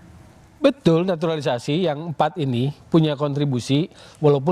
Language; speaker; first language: Indonesian; native; Indonesian